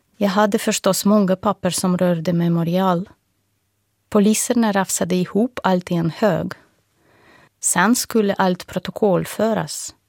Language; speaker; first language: Swedish; non-native, fluent; Russian